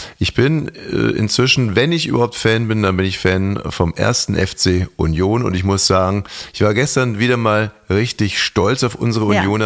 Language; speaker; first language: German; native; German